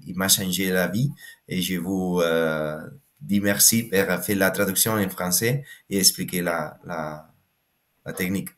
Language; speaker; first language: French; non-native, learner; Spanish